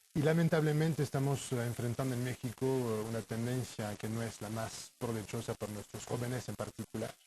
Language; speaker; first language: Spanish; non-native, fluent; French